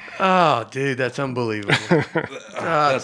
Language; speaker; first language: English; native; English